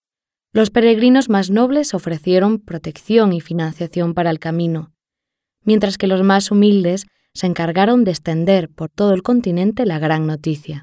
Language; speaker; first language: Spanish; native; Spanish